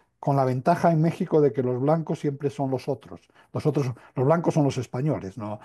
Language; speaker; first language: Spanish; native; Spanish